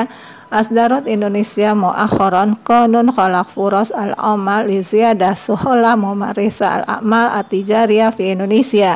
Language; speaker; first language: Arabic; non-native, learner; Indonesian